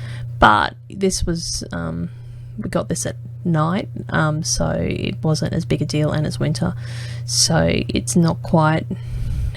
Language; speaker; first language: English; native; English